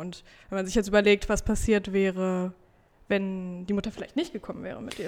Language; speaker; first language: German; native; German